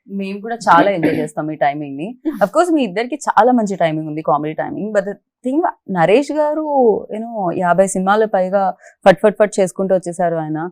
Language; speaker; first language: Telugu; native; Telugu